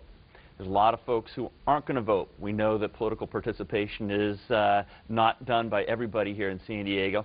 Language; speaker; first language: English; native; English